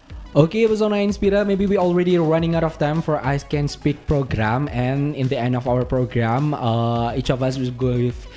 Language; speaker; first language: English; non-native, fluent; Indonesian